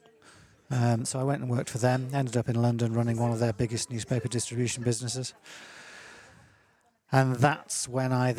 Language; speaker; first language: English; native; English